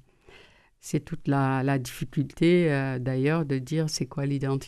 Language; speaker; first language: French; non-native, local second language; Wolof